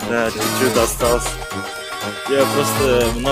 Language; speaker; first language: Russian; non-native, local second language; Kazakh